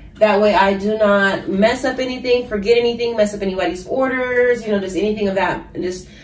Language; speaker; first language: English; native; English